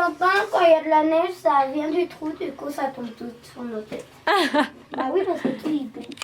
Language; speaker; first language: French; early bilingual, heritage; French